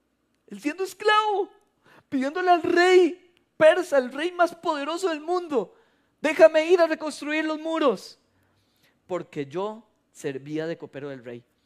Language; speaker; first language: Spanish; native; Spanish